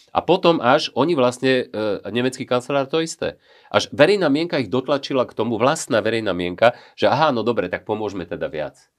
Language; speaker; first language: Slovak; native; Slovak